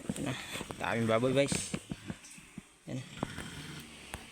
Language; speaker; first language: Filipino; non-native, local second language; Cebuano